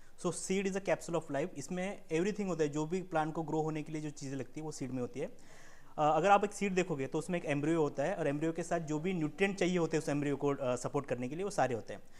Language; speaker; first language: Hindi; non-native, local second language; Marathi